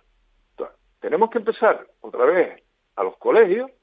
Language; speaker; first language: Spanish; native; Spanish